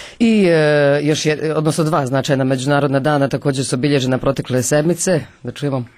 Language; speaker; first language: Croatian; native; Croatian